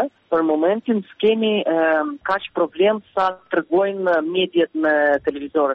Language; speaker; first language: Albanian; early bilingual, heritage; Albanian